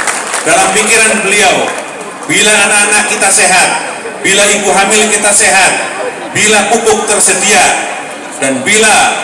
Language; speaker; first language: Indonesian; native; Indonesian